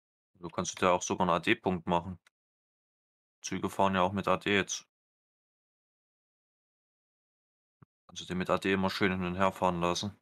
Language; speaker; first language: German; native; German